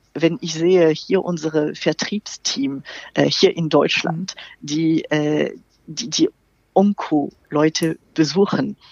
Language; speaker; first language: German; non-native, fluent; French